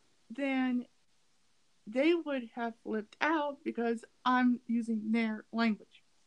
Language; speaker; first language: English; native; English